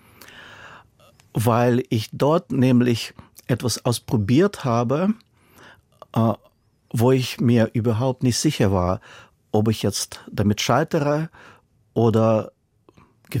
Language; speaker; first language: German; non-native, fluent; Russian